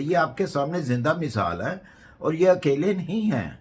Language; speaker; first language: Urdu; native; Urdu